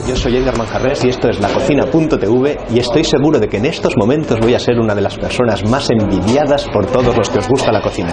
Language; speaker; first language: Spanish; native; Spanish